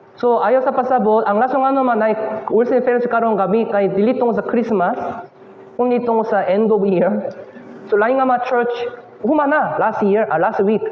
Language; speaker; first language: Cebuano; non-native, fluent; Korean